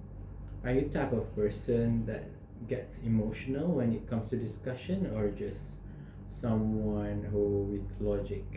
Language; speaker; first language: English; non-native, fluent; Malay